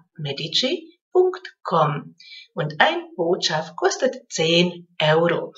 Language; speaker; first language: German; non-native, fluent; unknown